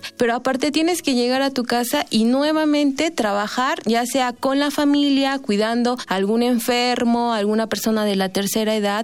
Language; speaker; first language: Spanish; native; Spanish